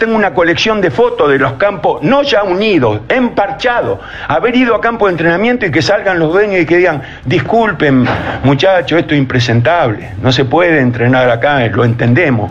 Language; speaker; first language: Spanish; native; Spanish